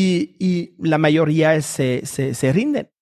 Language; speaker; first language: Spanish; non-native, fluent; French